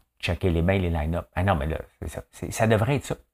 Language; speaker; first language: French; native; French